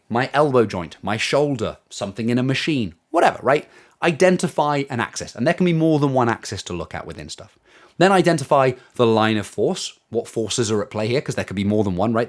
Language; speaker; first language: English; native; English